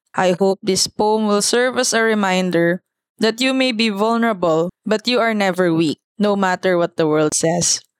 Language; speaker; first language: English; non-native, local second language; Cebuano